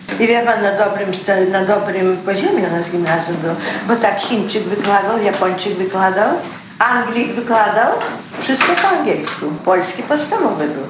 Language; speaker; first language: Polish; early bilingual, heritage; Polish